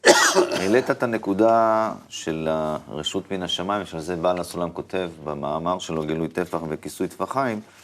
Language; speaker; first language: Hebrew; native; Hebrew